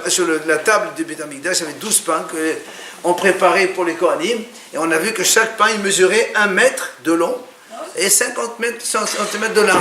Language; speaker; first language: French; native; French